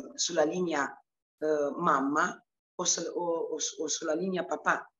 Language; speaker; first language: Italian; early bilingual, other home language; Romanian